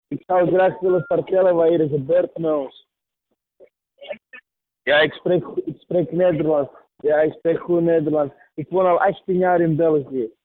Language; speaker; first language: Dutch; early bilingual, other home language; Serbian